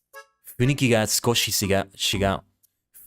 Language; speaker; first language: Japanese; non-native, learner; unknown